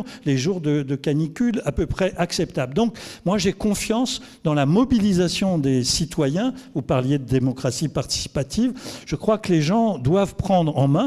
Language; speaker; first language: French; native; French